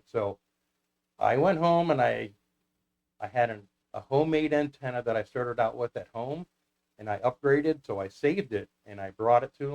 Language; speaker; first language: English; native; English